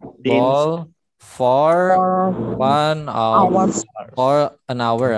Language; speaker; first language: English; non-native, learner; Indonesian